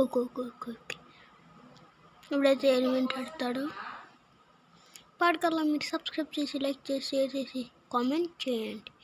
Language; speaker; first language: Telugu; native; Telugu